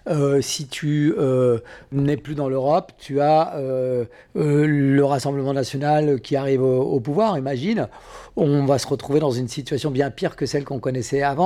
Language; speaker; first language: French; native; French